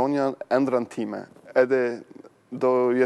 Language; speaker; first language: Albanian; non-native, learner; Arabic